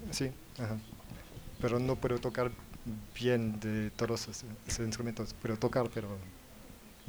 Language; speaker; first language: Spanish; non-native, learner; French